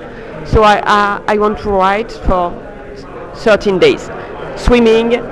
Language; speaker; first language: English; non-native, learner; French